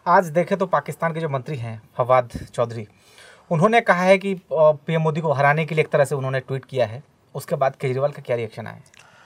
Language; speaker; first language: Hindi; native; Hindi